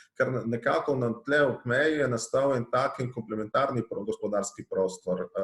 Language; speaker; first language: Slovenian; native; Slovenian